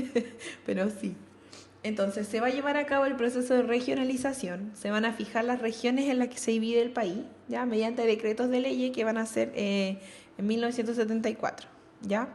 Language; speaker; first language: Spanish; native; Spanish